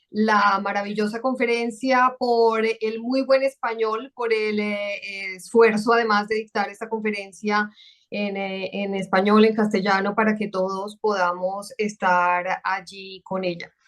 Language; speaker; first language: Spanish; native; Spanish